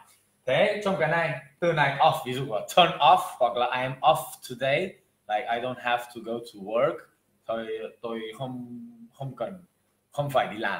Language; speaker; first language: Vietnamese; non-native, fluent; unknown